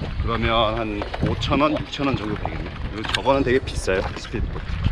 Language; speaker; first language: Korean; native; Korean